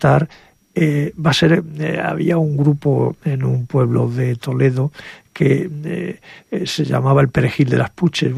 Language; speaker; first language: Spanish; native; Spanish